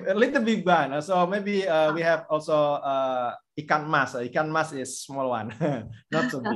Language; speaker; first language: English; non-native, fluent; Indonesian